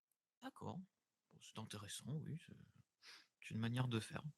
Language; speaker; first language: French; native; French